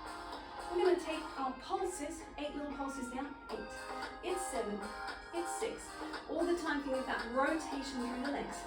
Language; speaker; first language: English; native; English